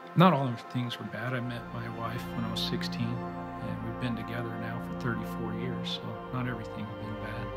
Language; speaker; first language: English; native; English